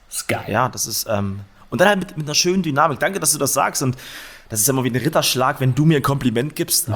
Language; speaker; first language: German; native; German